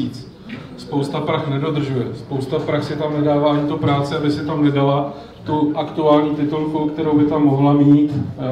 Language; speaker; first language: Czech; native; Czech